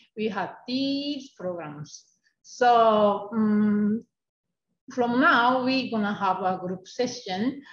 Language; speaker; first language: English; non-native, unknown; Japanese